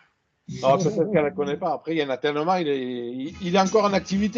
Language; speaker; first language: French; native; French